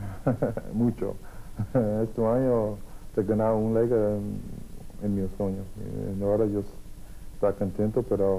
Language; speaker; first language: Spanish; non-native, learner; English